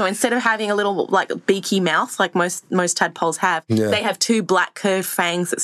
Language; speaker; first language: English; native; English